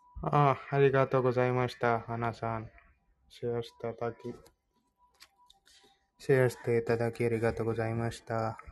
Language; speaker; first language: Japanese; non-native, fluent; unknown